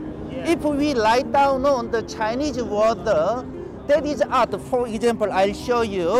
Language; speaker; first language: English; non-native, learner; Korean